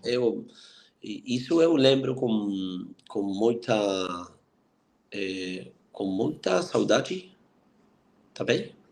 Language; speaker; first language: Portuguese; non-native, fluent; Spanish